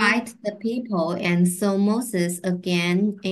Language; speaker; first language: English; non-native, learner; Chinese